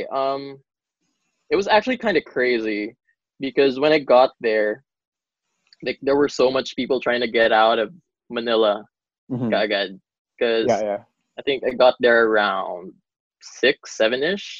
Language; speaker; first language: English; non-native, local second language; Cebuano